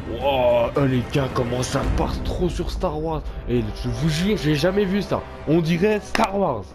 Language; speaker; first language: French; native; French